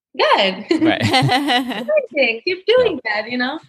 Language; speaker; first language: English; non-native, fluent; Italian